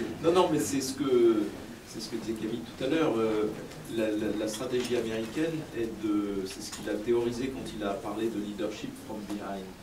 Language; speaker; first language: French; native; French